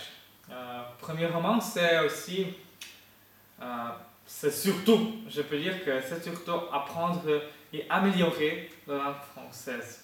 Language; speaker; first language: French; non-native, fluent; Ukrainian